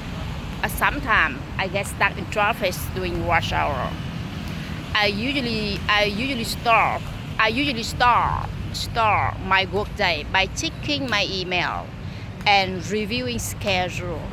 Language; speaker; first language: English; non-native, learner; Vietnamese